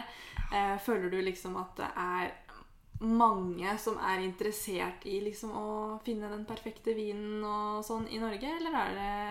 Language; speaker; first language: Norwegian; native; Norwegian